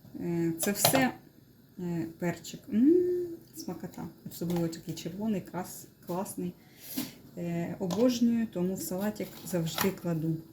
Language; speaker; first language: Ukrainian; non-native, local second language; Russian